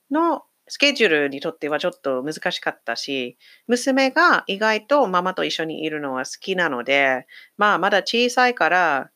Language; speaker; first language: Japanese; non-native, fluent; English